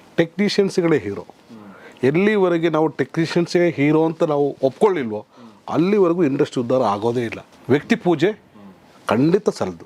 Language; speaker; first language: Kannada; native; Kannada